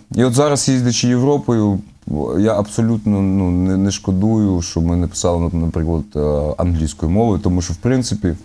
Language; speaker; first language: Ukrainian; native; Ukrainian